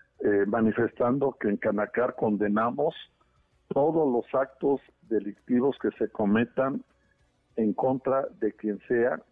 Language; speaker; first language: Spanish; native; Spanish